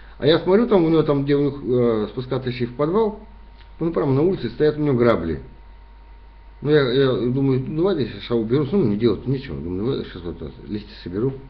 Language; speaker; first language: Russian; native; Russian